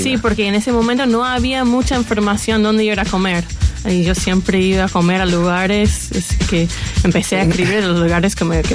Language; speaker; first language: Spanish; non-native, fluent; English